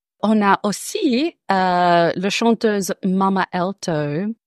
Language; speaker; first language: French; non-native, learner; English